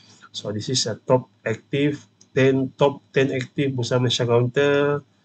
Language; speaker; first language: English; non-native, local second language; Malay